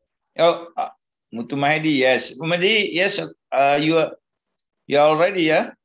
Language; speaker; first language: English; non-native, learner; Indonesian